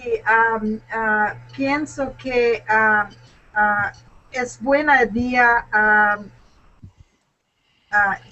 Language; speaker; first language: Spanish; non-native, learner; English